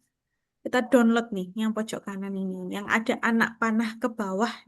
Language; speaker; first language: Indonesian; native; Indonesian